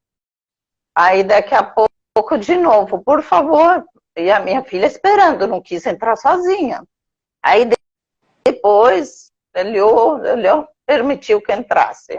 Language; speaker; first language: Portuguese; non-native, fluent; Arabic